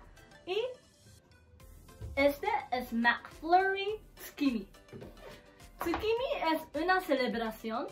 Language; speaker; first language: Spanish; non-native, learner; Japanese